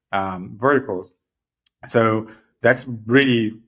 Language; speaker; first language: English; non-native, fluent; Portuguese